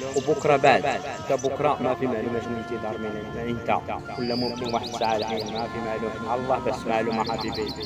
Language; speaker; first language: Arabic; non-native, learner; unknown